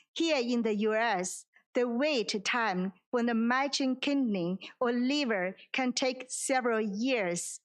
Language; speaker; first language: English; non-native, fluent; Chinese